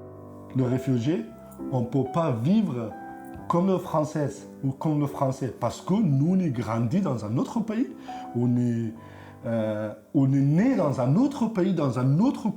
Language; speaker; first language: French; non-native, fluent; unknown